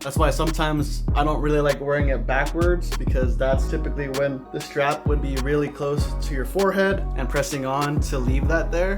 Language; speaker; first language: English; native; English